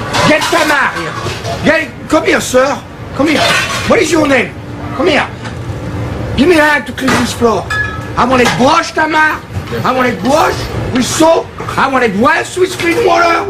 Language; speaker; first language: English; non-native, fluent; French